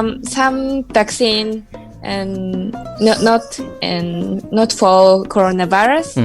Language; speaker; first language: English; non-native, learner; Japanese